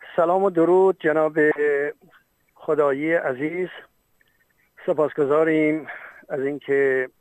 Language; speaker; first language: Persian; non-native, local second language; Talysh